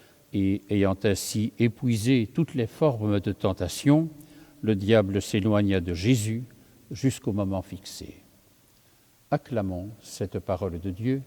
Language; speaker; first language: French; native; French